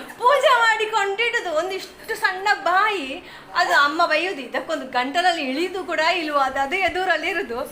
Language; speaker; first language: Kannada; native; Kannada